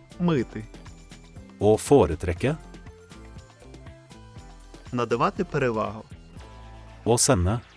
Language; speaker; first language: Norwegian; non-native, fluent; Ukrainian